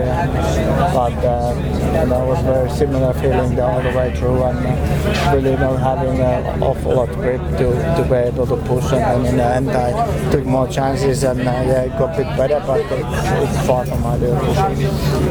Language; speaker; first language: English; non-native, fluent; Finnish